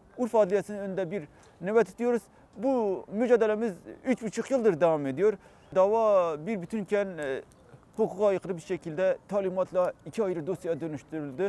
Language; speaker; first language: Turkish; non-native, local second language; Kurdish